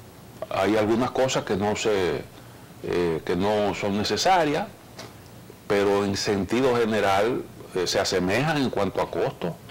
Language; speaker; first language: Spanish; native; Spanish